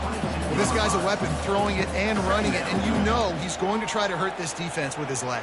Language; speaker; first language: English; native; English